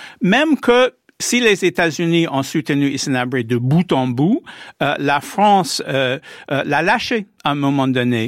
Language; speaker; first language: French; non-native, fluent; English